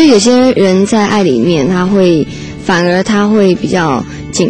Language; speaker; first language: Chinese; native; Chinese